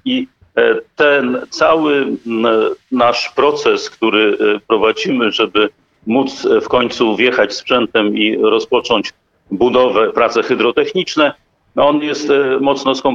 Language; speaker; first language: Polish; native; Polish